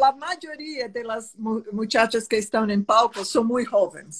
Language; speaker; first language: Spanish; non-native, fluent; Portuguese